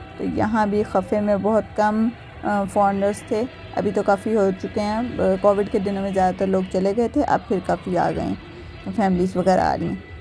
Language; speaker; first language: Urdu; native; Urdu